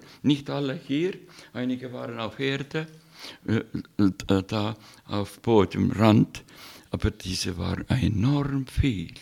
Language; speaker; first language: German; non-native, fluent; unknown